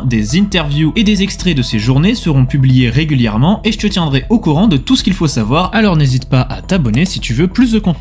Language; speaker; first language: French; native; French